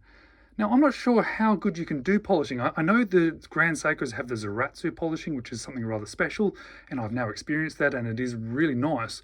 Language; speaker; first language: English; native; English